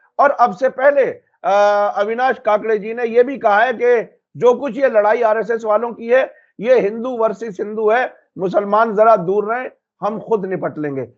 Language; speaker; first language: Hindi; native; Hindi